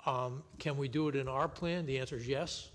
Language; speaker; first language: English; native; English